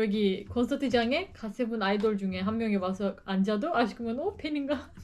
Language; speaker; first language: Korean; non-native, learner; Turkish